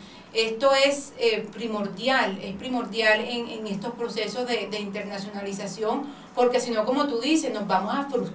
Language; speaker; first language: Spanish; native; Spanish